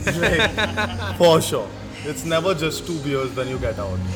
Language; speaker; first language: English; non-native, local second language; Marathi